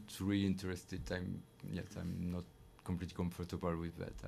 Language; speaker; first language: English; non-native, fluent; French